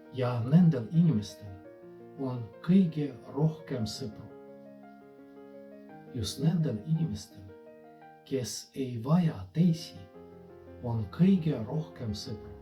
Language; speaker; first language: Estonian; non-native, fluent; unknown